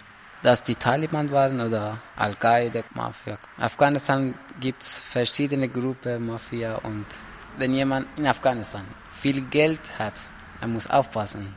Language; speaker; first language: German; non-native, learner; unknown